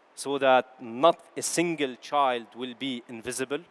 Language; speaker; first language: English; non-native, fluent; Arabic